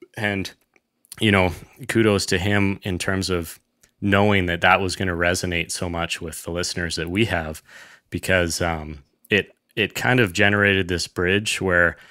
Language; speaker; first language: English; native; English